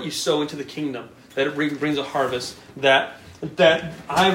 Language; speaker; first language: English; native; English